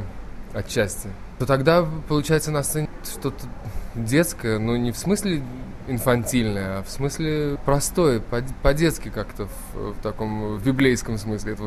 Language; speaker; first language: Russian; native; Russian